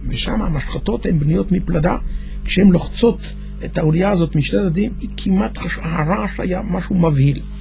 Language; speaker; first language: Hebrew; non-native, fluent; Yiddish